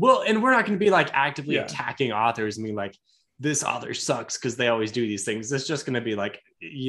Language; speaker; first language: English; native; English